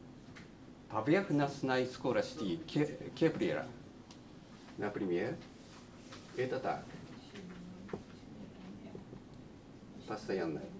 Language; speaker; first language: Russian; non-native, learner; Japanese